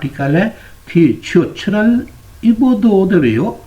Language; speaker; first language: Korean; non-native, fluent; Urdu